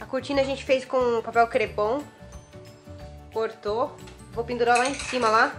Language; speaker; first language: Portuguese; native; Portuguese